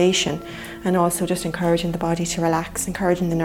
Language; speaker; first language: English; native; English